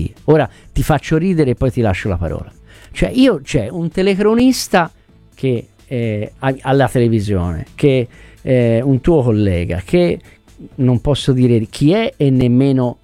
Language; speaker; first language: Italian; native; Italian